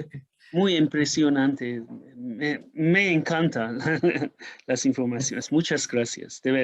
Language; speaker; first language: Spanish; non-native, learner; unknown